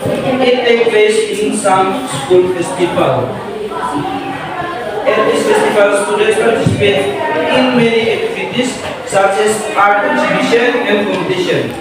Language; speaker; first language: English; non-native, learner; Indonesian